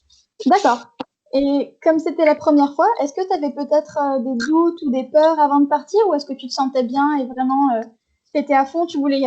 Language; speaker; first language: French; native; French